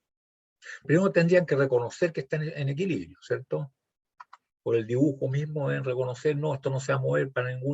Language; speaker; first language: Spanish; native; Spanish